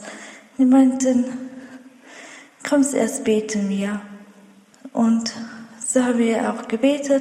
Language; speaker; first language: German; early bilingual, other home language; Russian